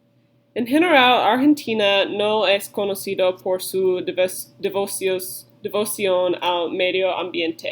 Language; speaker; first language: Spanish; non-native, learner; English